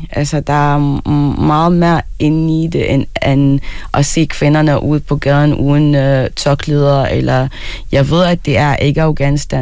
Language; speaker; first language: Danish; early bilingual, other home language; Arabic